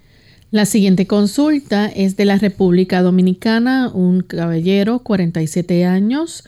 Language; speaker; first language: Spanish; native; Spanish